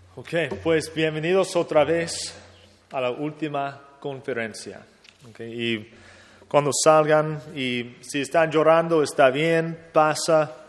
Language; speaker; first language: Spanish; non-native, fluent; English